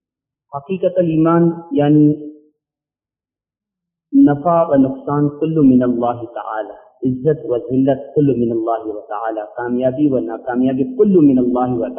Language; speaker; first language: Arabic; non-native, learner; Urdu